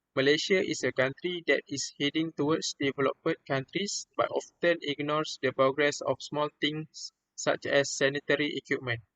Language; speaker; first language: English; non-native, local second language; Malay